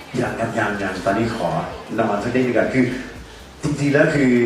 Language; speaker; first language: Thai; non-native, fluent; Danish